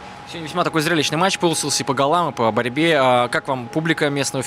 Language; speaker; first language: Russian; native; Russian